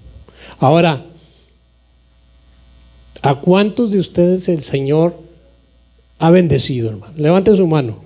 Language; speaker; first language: Spanish; native; Spanish